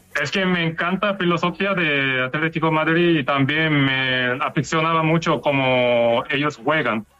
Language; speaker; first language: Spanish; non-native, fluent; Korean